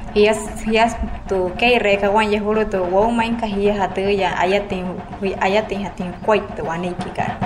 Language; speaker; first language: Spanish; non-native, local second language; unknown